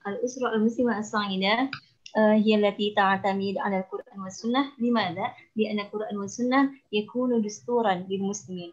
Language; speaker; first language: Arabic; non-native, learner; Indonesian